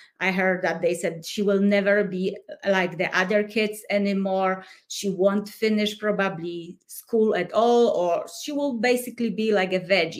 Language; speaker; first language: English; non-native, fluent; Polish